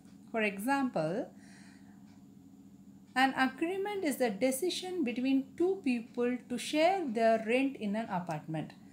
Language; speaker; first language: English; non-native, local second language; Tamil